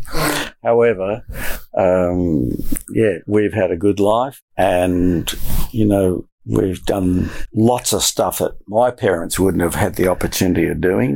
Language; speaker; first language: English; native; English